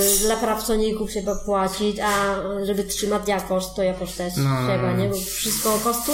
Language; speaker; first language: Polish; non-native, fluent; Vietnamese